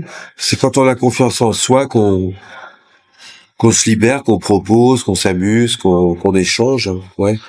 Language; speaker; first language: French; native; French